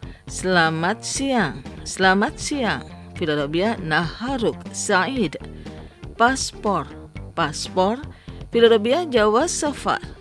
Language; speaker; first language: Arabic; non-native, fluent; Indonesian